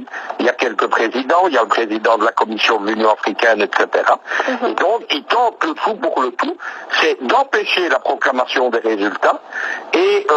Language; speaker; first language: French; native; French